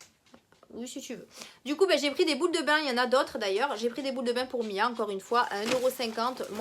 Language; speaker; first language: French; native; French